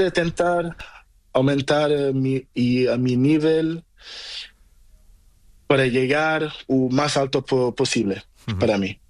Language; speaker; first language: Spanish; non-native, learner; Portuguese